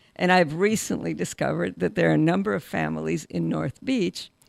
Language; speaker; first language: English; early bilingual, other home language; Russian